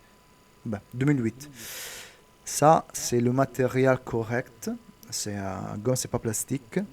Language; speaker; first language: French; non-native, learner; Italian